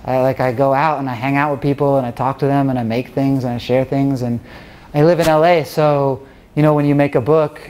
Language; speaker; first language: English; native; English